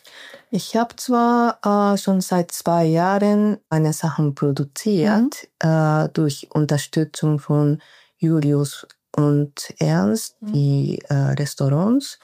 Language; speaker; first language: German; non-native, learner; Japanese